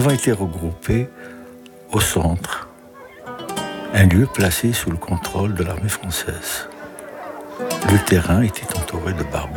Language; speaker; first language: French; non-native, local second language; Kabyle